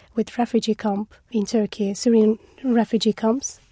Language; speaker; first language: English; non-native, fluent; Turkish